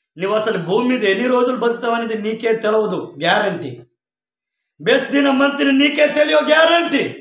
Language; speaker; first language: Telugu; non-native, local second language; Koya